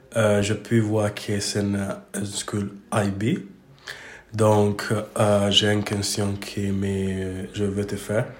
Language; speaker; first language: French; non-native, learner; Italian